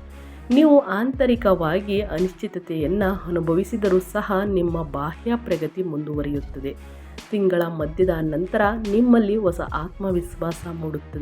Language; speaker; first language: Kannada; native; Kannada